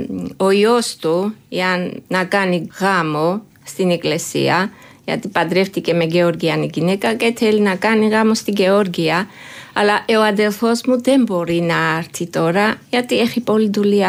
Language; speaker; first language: Greek; non-native, learner; Georgian